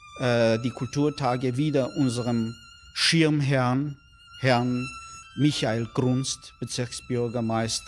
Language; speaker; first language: German; non-native, fluent; Armenian